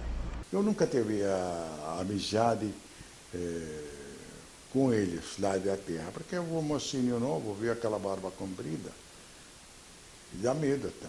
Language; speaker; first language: Portuguese; non-native, fluent; Arabic